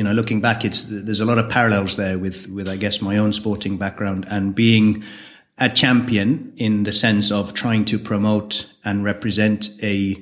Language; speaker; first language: English; native; English